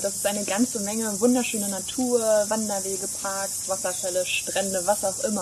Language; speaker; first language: German; native; German